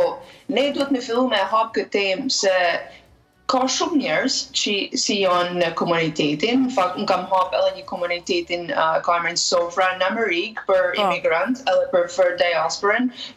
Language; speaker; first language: Albanian; native; Albanian